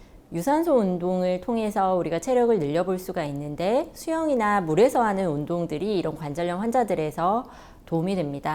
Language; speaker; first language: Korean; native; Korean